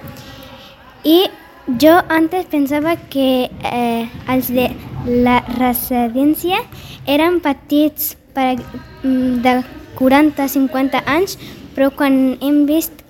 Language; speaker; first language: Catalan; non-native, learner; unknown